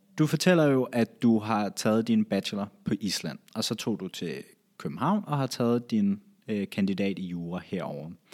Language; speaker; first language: Danish; native; Danish